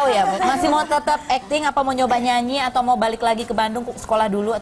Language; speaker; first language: Indonesian; native; Indonesian